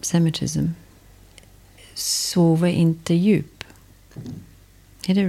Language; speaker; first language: Swedish; non-native, fluent; English